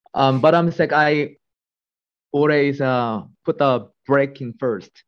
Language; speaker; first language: English; non-native, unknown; Korean